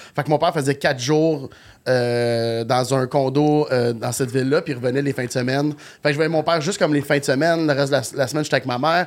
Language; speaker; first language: French; native; French